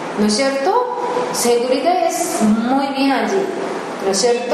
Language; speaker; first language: Spanish; non-native, learner; Japanese